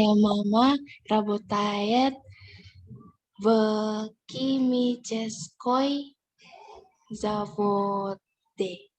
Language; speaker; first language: Russian; non-native, learner; Indonesian